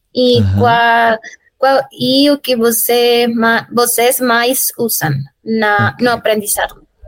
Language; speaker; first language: Portuguese; non-native, fluent; Spanish